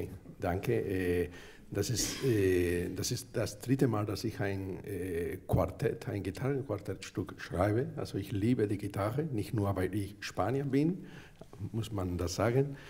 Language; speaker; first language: German; non-native, fluent; Spanish